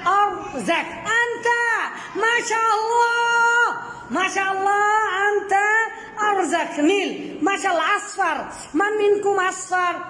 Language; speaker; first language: Arabic; non-native, fluent; Bangla